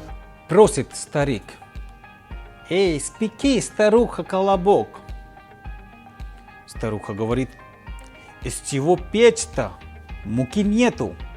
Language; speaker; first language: Russian; non-native, fluent; Hindi